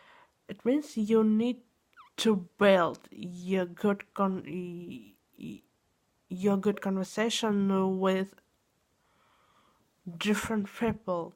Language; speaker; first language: English; non-native, learner; Russian